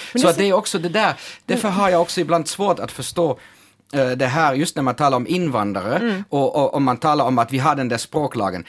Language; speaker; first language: Swedish; non-native, fluent; German